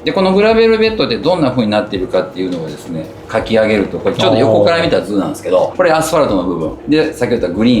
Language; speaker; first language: Japanese; native; Japanese